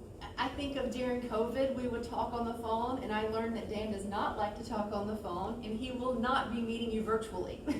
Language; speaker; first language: English; native; English